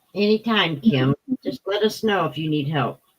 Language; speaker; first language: English; native; English